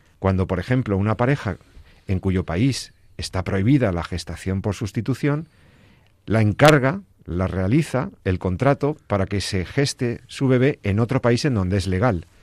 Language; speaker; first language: Spanish; native; Spanish